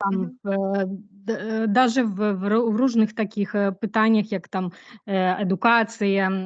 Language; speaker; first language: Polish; non-native, learner; Ukrainian